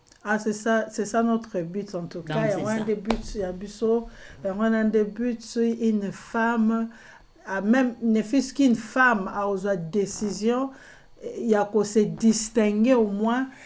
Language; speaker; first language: French; non-native, local second language; Lingala